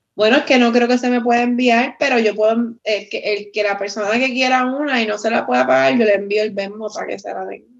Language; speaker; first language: Spanish; native; Spanish